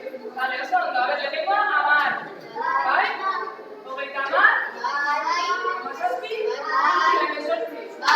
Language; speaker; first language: Basque; non-native, local second language; Spanish